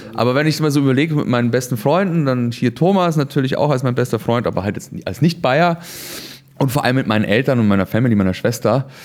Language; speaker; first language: German; native; German